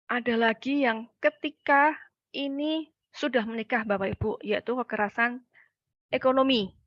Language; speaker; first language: Malay; native; Malay